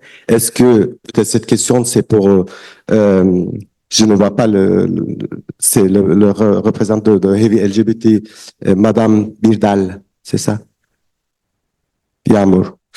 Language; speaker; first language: French; non-native, learner; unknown